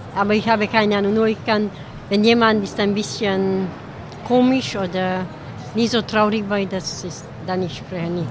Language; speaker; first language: German; non-native, learner; Hungarian